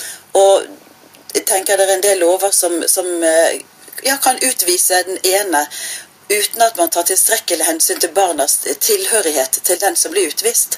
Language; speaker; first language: Norwegian; native; Norwegian